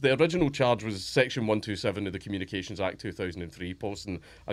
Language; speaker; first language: English; native; English